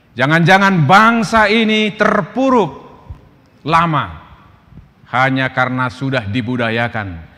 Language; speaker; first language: Indonesian; non-native, local second language; Batak Toba